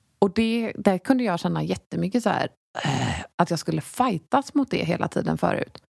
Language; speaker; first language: Swedish; native; Swedish